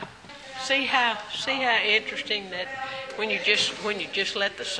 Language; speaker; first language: English; native; English